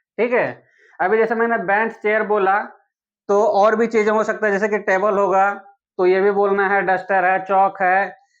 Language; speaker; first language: Hindi; native; Hindi